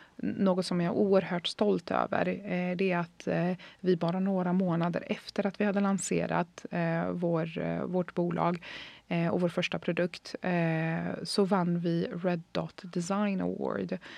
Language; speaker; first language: Swedish; early bilingual, other home language; Arabic